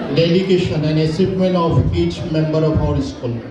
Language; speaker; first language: English; non-native, local second language; Assamese